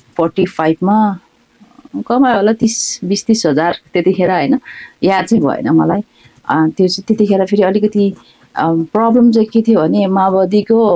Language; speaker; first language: Nepali; non-native, local second language; Sherpa